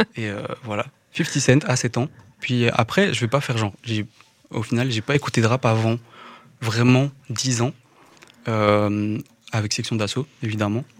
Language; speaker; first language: French; native; French